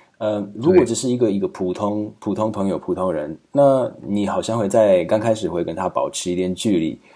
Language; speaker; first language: Chinese; non-native, fluent; Slovak